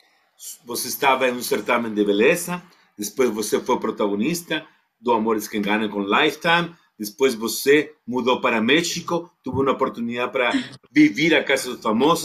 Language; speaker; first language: Portuguese; non-native, fluent; Spanish